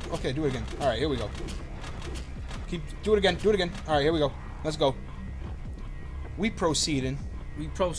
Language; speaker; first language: English; native; English